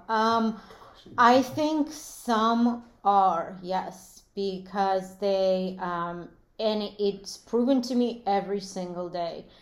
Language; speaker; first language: English; early bilingual, other home language; Latvian